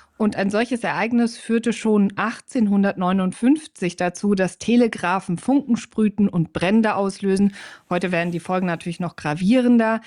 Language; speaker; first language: German; native; German